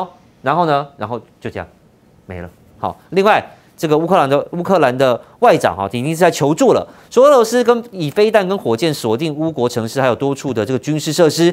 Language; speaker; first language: Chinese; native; Chinese